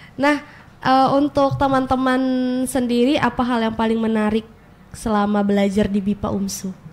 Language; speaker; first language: Indonesian; native; Indonesian